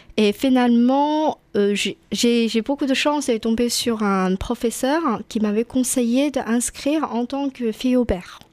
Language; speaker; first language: French; non-native, fluent; Chinese